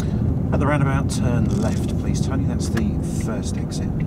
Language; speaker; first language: English; native; English